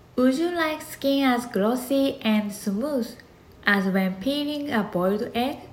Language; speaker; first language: English; non-native, learner; Japanese